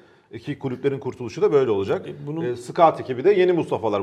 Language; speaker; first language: Turkish; native; Turkish